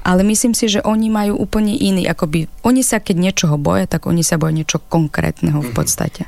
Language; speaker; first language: Slovak; non-native, fluent; Ukrainian